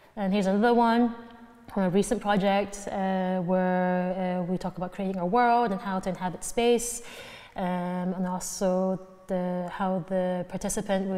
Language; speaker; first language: English; native; English